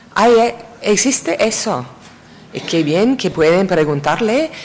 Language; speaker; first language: Spanish; non-native, learner; English